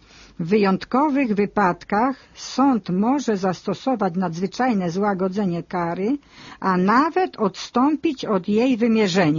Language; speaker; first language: Polish; native; Polish